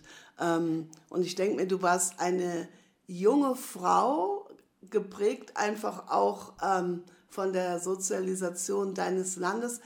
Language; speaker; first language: German; native; German